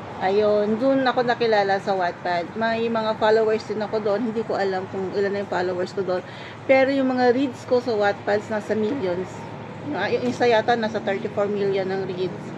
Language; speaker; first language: Filipino; native; Filipino